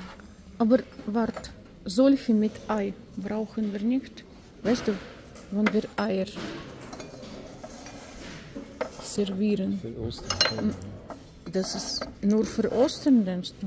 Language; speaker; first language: German; non-native, learner; Russian